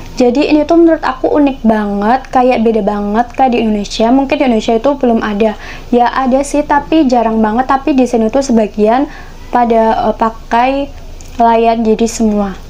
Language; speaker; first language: Indonesian; native; Indonesian